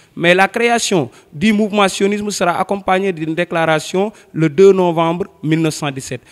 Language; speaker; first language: French; non-native, local second language; Wolof